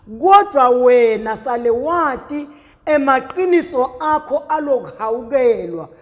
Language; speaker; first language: Zulu; native; Zulu